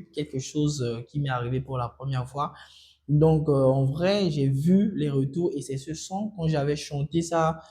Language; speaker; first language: French; non-native, local second language; Sango